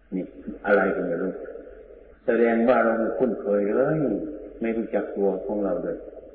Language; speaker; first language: Thai; non-native, local second language; Northeastern Thai